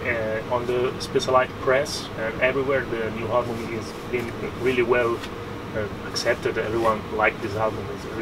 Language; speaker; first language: English; non-native, fluent; Italian